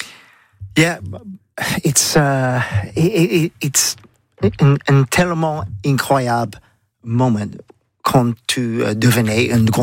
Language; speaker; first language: French; non-native, learner; English